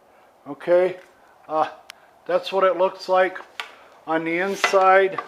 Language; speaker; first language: English; native; English